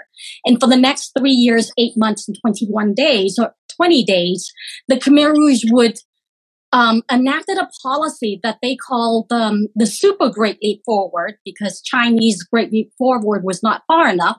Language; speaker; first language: English; early bilingual, other home language; Khmer